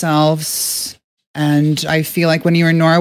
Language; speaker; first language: English; non-native, fluent; Norwegian